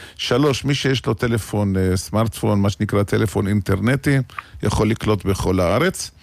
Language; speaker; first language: Hebrew; native; Hebrew